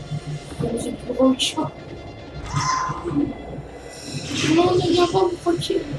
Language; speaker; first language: French; native; French